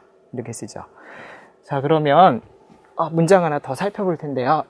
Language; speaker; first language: Korean; native; Korean